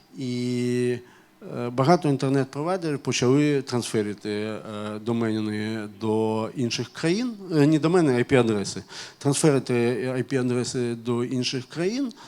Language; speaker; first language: Ukrainian; non-native, local second language; Russian